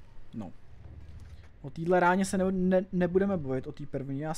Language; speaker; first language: Czech; native; Czech